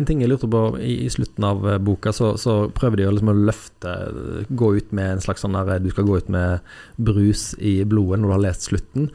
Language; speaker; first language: Norwegian; native; Norwegian